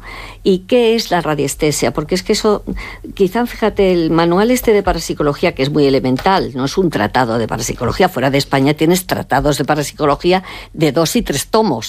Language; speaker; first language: Spanish; native; Spanish